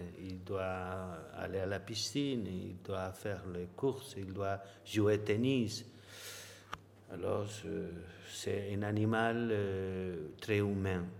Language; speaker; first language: French; non-native, learner; Spanish